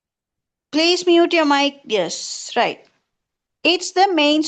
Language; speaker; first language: English; non-native, local second language; Tamil